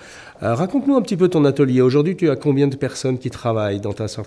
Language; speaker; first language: French; native; French